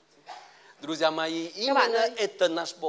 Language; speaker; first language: Russian; non-native, learner; Vietnamese